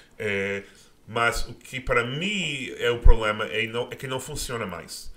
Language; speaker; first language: Portuguese; non-native, fluent; English